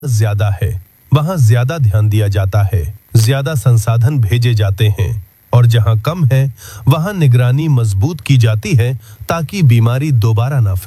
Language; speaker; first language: Hindi; native; Hindi